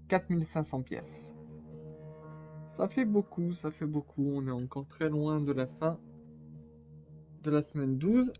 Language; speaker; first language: French; native; French